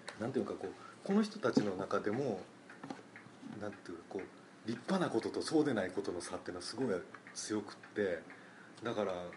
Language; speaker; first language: Japanese; native; Japanese